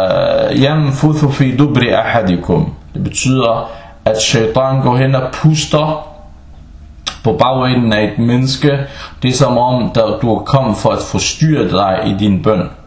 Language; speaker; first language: Danish; non-native, local second language; Arabic